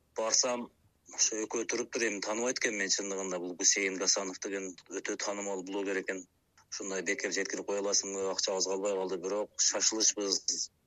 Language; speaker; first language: Kyrgyz; native; Kyrgyz